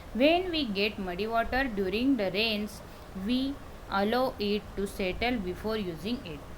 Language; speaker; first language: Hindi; non-native, local second language; Marathi